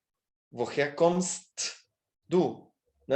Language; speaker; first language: German; non-native, fluent; Spanish